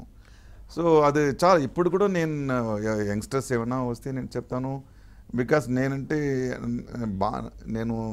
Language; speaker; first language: Telugu; non-native, learner; Tamil